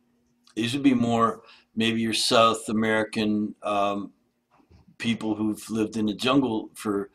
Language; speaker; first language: English; native; English